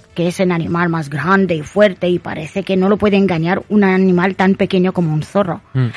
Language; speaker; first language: Spanish; non-native, fluent; Romanian